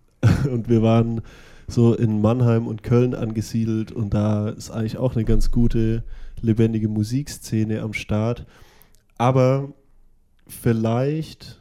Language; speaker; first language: German; native; German